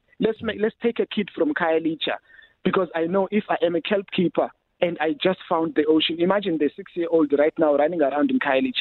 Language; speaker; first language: English; non-native, local second language; Xhosa